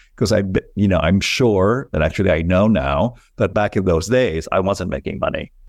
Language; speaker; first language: English; non-native, local second language; Filipino